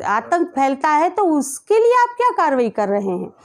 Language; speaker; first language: Hindi; native; Hindi